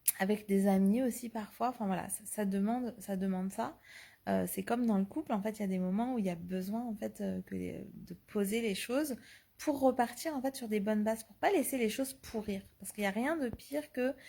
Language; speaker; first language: French; native; French